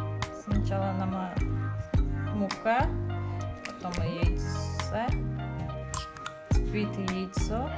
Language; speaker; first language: Russian; non-native, learner; Tajik